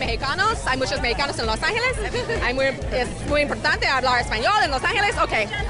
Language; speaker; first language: Spanish; non-native, learner; English